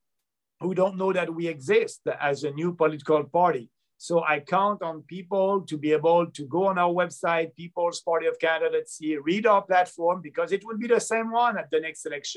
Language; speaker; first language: English; non-native, local second language; French